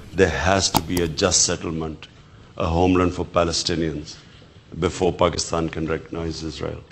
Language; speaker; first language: English; non-native, local second language; Urdu